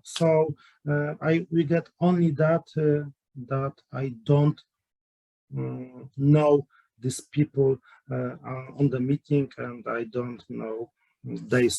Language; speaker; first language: English; non-native, learner; Polish